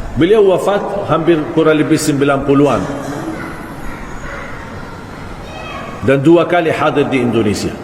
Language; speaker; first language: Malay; non-native, fluent; Arabic